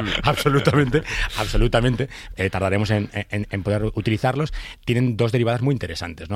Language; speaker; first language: Spanish; native; Spanish